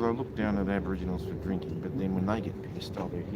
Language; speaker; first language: English; native; English